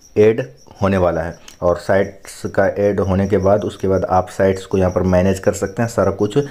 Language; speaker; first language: Hindi; native; Hindi